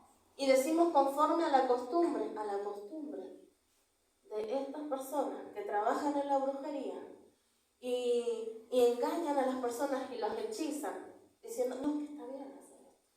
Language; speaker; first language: Spanish; native; Spanish